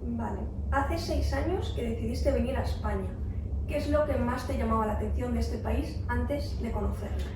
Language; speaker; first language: Spanish; native; Spanish